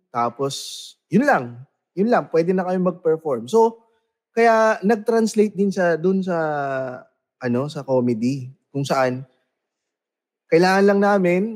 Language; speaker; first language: Filipino; native; Filipino